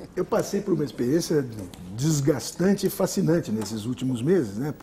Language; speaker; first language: Portuguese; native; Portuguese